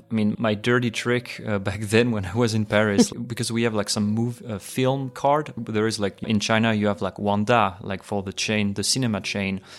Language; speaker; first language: English; non-native, fluent; French